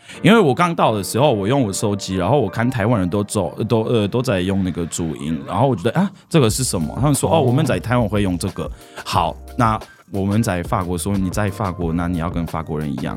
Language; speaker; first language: Chinese; non-native, fluent; French